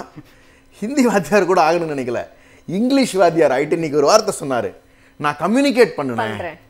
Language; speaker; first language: Tamil; native; Tamil